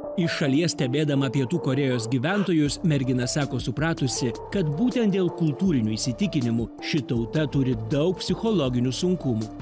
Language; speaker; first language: Lithuanian; native; Lithuanian